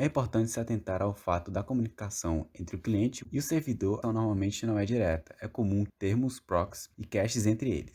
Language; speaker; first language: Portuguese; native; Portuguese